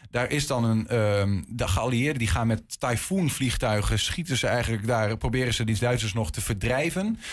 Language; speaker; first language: Dutch; native; Dutch